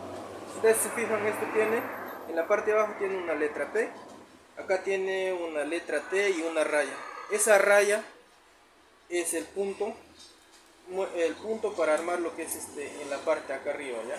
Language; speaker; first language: Spanish; native; Spanish